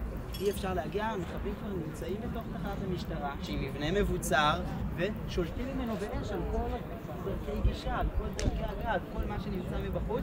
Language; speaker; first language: Hebrew; native; Hebrew